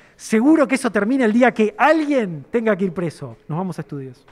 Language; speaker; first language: Spanish; native; Spanish